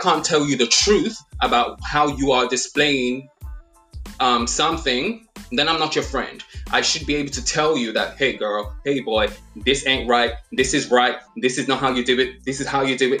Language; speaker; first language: English; non-native, local second language; Yoruba